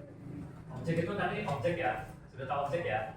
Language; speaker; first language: Indonesian; native; Indonesian